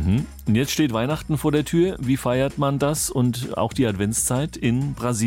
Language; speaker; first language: German; native; German